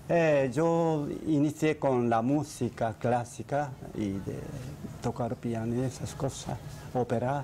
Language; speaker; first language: Spanish; non-native, fluent; Japanese